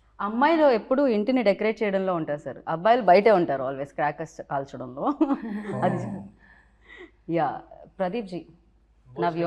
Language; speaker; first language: Telugu; native; Telugu